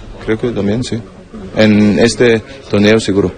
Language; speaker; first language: Spanish; non-native, learner; German